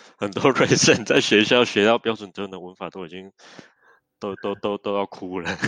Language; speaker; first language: Chinese; native; Chinese